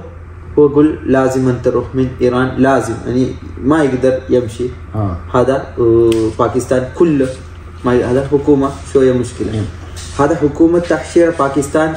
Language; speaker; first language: Arabic; non-native, learner; Malayalam